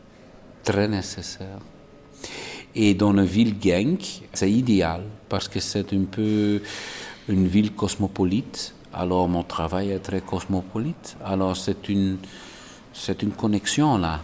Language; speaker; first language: French; non-native, local second language; Dutch